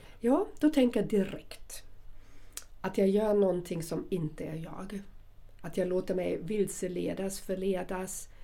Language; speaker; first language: Swedish; non-native, fluent; German